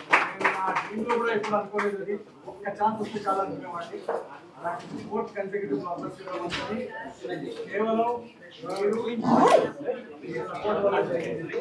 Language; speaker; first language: Telugu; native; Telugu